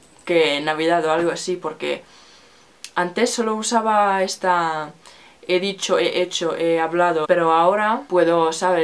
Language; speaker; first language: Spanish; non-native, learner; Finnish